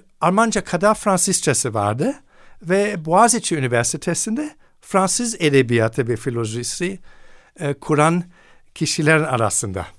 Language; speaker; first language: Turkish; non-native, fluent; German